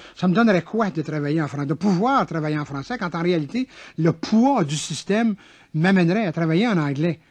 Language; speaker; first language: French; native; French